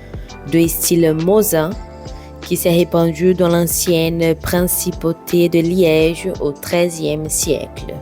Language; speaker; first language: French; non-native, fluent; Portuguese